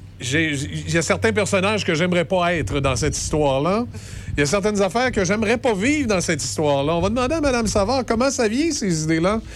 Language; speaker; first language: French; native; French